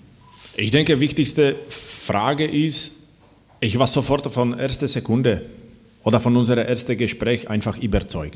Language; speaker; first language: German; non-native, fluent; Slovak